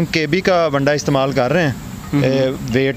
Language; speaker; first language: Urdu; non-native, local second language; Punjabi